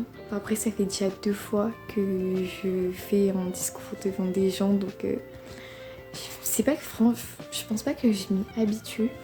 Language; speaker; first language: French; native; French